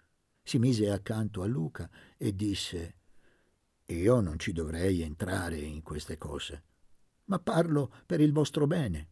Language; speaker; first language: Italian; native; Italian